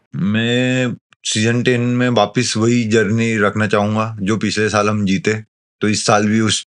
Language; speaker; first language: Hindi; native; Hindi